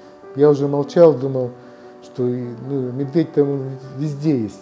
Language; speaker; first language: Russian; native; Russian